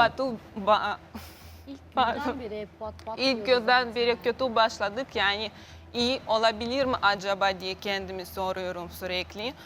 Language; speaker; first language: Turkish; non-native, learner; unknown